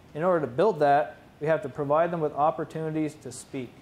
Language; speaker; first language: English; native; English